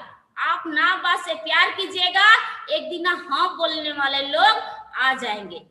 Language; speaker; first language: Hindi; non-native, local second language; Bhojpuri